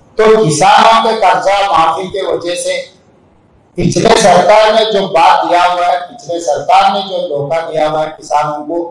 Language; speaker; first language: Hindi; non-native, local second language; Telugu